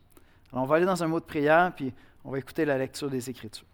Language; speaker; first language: French; native; French